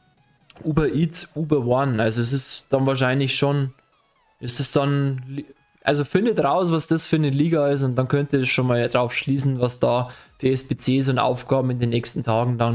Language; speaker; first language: German; native; German